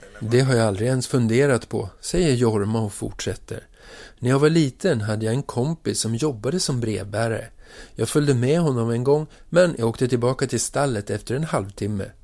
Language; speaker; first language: Swedish; native; Swedish